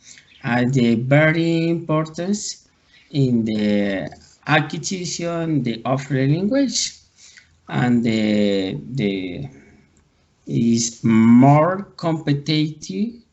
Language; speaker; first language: English; non-native, learner; Spanish